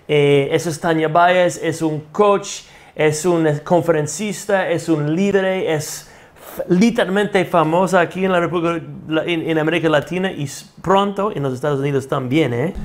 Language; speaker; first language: Spanish; non-native, fluent; English